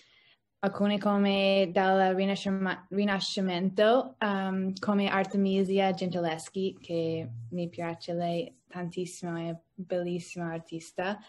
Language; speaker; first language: Italian; non-native, learner; English